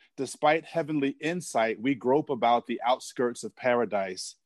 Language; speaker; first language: English; native; English